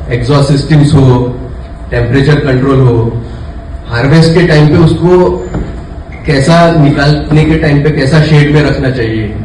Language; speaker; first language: Hindi; non-native, local second language; Marathi